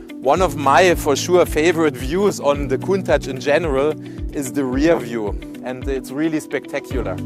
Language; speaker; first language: English; non-native, fluent; German